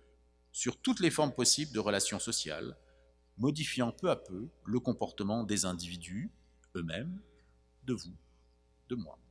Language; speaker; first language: French; native; French